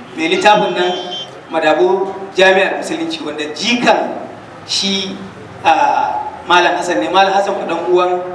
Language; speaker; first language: Hausa; native; Hausa